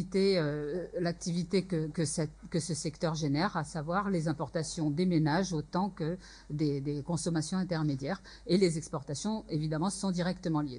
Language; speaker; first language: French; native; French